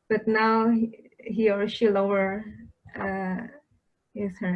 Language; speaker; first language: English; non-native, fluent; Indonesian